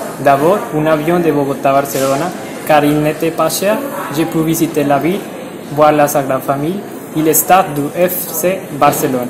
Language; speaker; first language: French; non-native, fluent; Spanish